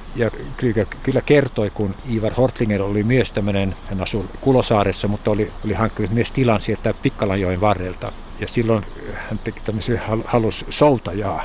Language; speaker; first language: Finnish; non-native, local second language; Swedish